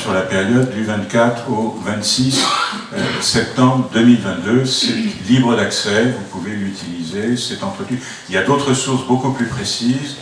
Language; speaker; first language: French; native; French